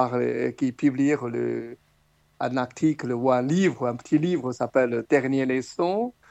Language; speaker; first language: French; non-native, fluent; Chinese